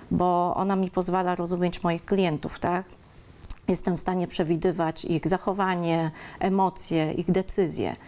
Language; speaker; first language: Polish; early bilingual, other home language; Vietnamese